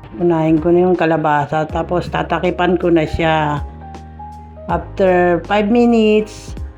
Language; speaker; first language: Filipino; non-native, local second language; Iloko